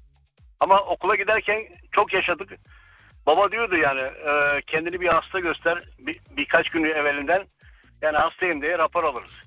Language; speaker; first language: Turkish; early bilingual, other home language; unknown